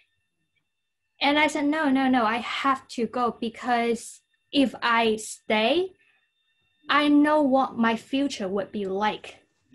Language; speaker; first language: English; non-native, fluent; Cantonese